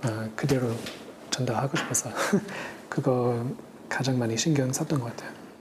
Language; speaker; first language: Korean; non-native, fluent; English